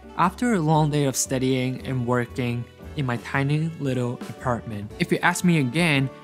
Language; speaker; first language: English; non-native, fluent; Chinese